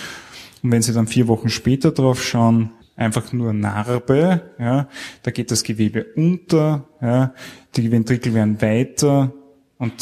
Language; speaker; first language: German; native; German